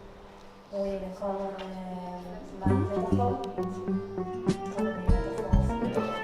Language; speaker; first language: French; non-native, learner; Hebrew